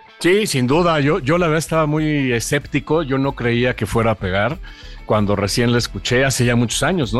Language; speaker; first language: Spanish; native; Spanish